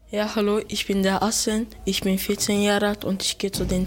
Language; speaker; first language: German; early bilingual, other home language; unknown